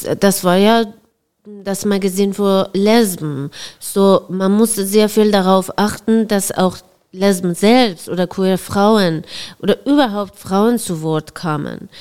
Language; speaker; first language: German; non-native, fluent; Persian